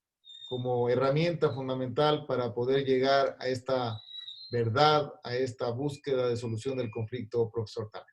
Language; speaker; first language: Spanish; native; Spanish